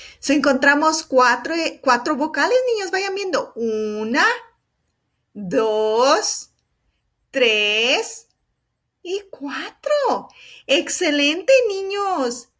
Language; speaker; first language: Spanish; early bilingual, heritage; Spanish